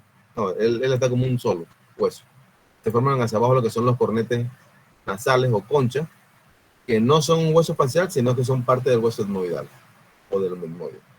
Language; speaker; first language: Spanish; native; Spanish